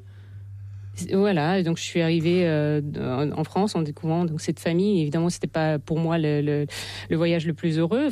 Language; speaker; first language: French; non-native, fluent; Russian